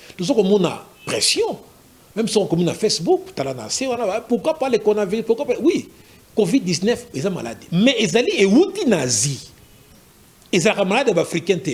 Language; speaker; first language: French; non-native, local second language; Lingala